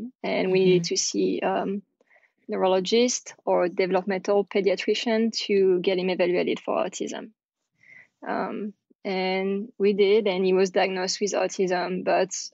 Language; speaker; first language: English; non-native, fluent; French